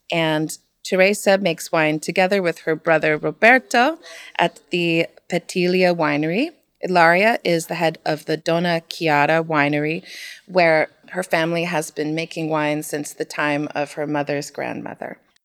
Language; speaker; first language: English; native; English